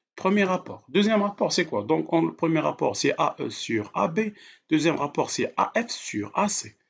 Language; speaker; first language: French; non-native, local second language; Arabic